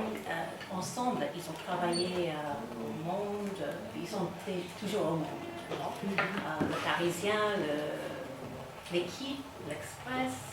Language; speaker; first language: French; non-native, fluent; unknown